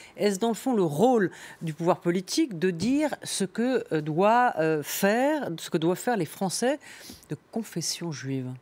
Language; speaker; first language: French; native; French